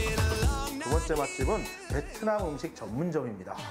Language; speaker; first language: Korean; native; Korean